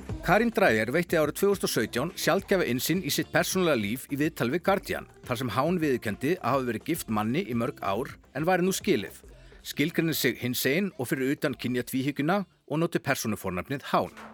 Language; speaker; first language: Icelandic; native; Icelandic